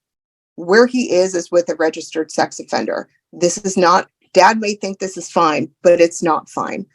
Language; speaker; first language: English; native; English